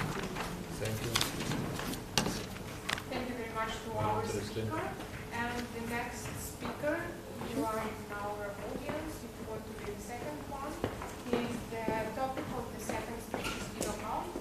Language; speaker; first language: English; non-native, fluent; Romanian